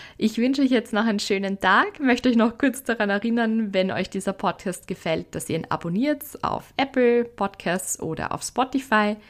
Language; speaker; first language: German; native; German